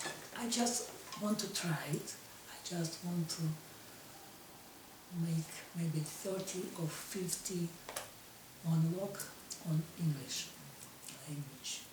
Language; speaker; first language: English; non-native, learner; Russian